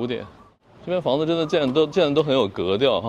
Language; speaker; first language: Chinese; native; Chinese